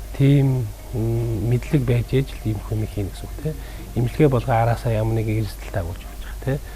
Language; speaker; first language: Mongolian; early bilingual, heritage; Mongolian